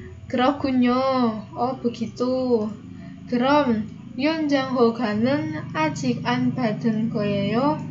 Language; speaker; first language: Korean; non-native, fluent; Indonesian